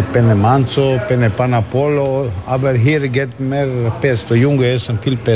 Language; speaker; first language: German; non-native, learner; Italian